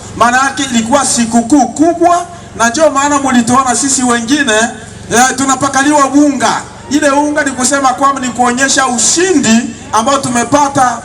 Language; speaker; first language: Swahili; native; Swahili